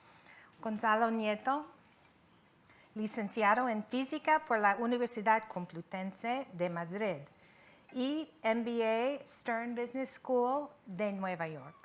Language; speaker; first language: Spanish; non-native, fluent; English